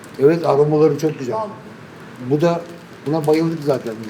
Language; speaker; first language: Turkish; native; Turkish